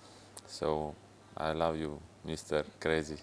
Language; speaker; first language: English; non-native, fluent; Russian